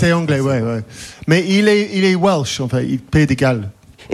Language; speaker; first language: French; non-native, fluent; English